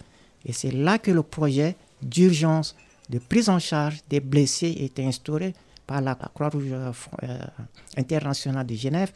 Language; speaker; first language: French; non-native, local second language; Sango